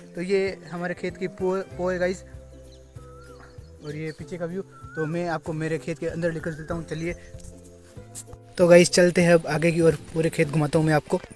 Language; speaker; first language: Hindi; non-native, local second language; Rajasthani